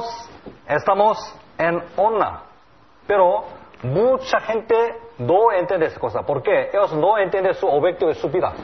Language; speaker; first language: Spanish; non-native, learner; Korean